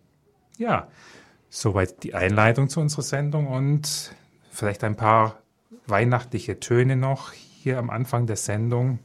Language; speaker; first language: German; native; German